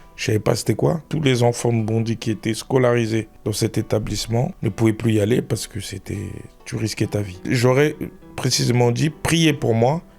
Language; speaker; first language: French; early bilingual, other home language; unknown